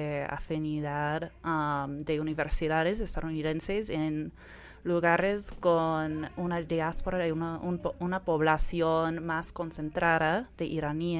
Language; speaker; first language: Spanish; non-native, fluent; English